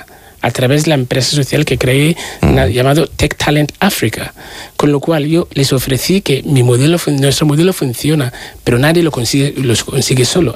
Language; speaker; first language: Spanish; non-native, fluent; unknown